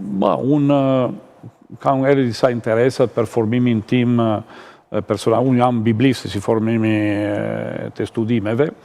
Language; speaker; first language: Albanian; non-native, fluent; Italian